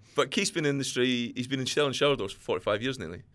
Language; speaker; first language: English; native; English